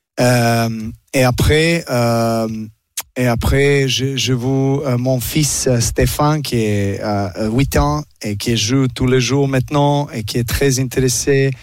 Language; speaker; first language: French; non-native, learner; Serbian